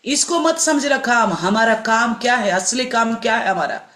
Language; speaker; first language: Hindi; non-native, local second language; Telugu